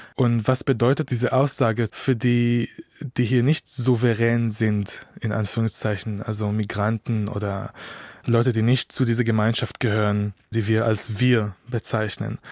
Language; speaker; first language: German; non-native, fluent; Hebrew